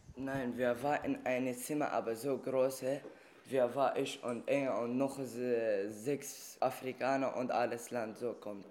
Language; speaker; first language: German; non-native, learner; Arabic